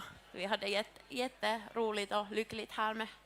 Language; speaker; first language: Swedish; non-native, local second language; Finnish